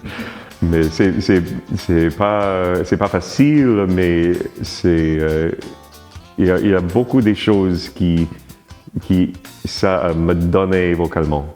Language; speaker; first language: French; non-native, learner; English